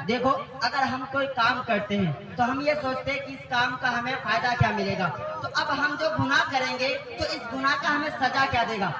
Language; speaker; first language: Urdu; non-native, local second language; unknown